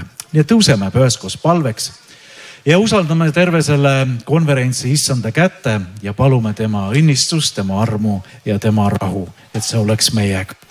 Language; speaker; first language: Estonian; native; Estonian